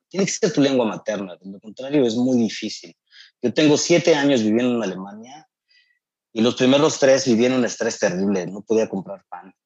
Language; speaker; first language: Spanish; native; Spanish